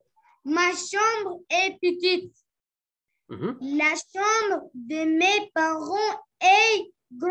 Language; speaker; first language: French; non-native, learner; Arabic